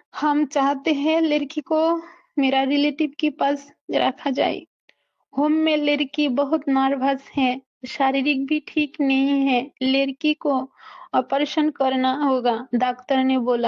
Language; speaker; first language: Hindi; non-native, learner; Bangla